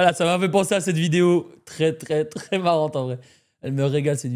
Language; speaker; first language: French; native; French